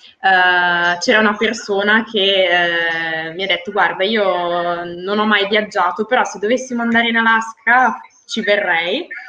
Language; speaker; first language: Italian; native; Italian